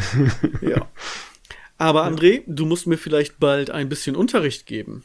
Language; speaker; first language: German; native; German